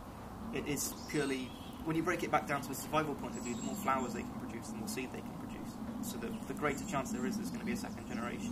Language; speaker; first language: English; native; English